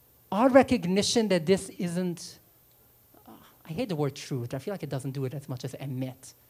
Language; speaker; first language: English; early bilingual, other home language; Yiddish